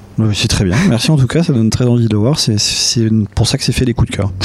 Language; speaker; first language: French; native; French